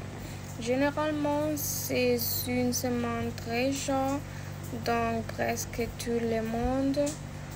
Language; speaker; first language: French; non-native, learner; Spanish